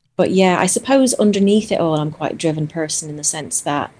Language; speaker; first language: English; non-native, fluent; Greek